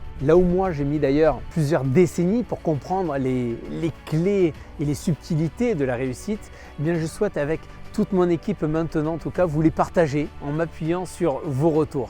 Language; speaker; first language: French; native; French